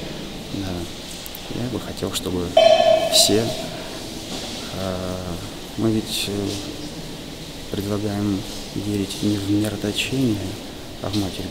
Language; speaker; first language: Russian; native; Russian